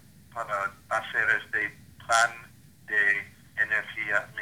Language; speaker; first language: Spanish; non-native, learner; English